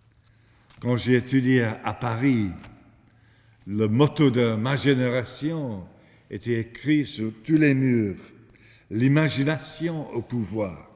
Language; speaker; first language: French; non-native, fluent; English